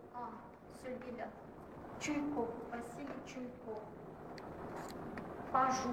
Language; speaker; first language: French; non-native, fluent; Russian